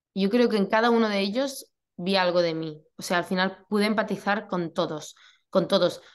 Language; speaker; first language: Spanish; native; Spanish